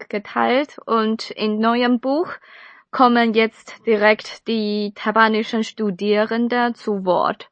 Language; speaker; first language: German; non-native, fluent; Chinese